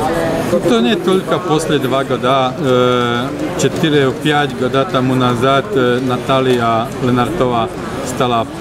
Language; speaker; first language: Russian; non-native, learner; Slovak